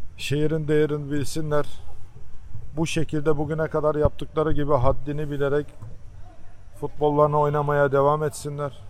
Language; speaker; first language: Turkish; early bilingual, heritage; Turkish